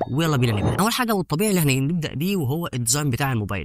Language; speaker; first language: Arabic; native; Arabic